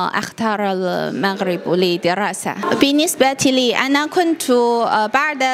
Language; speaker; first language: Arabic; non-native, learner; Chinese